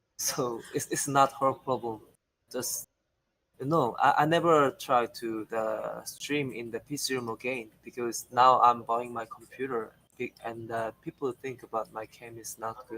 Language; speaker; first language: English; non-native, learner; Korean